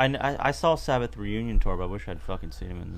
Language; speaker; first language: English; native; English